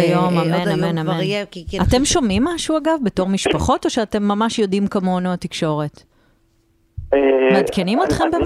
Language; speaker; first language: Hebrew; native; Hebrew